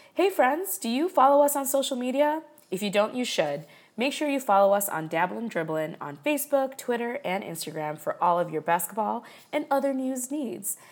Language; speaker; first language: English; early bilingual, other home language; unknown